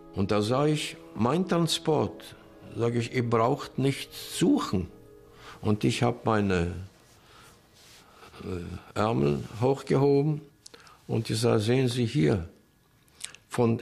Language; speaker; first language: German; non-native, fluent; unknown